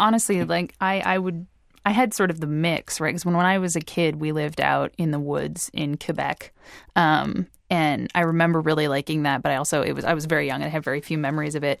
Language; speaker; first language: English; native; English